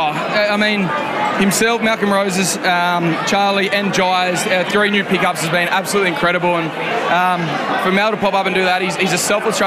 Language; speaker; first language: English; native; English